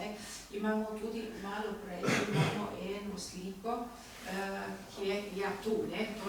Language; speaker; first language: Slovenian; non-native, learner; German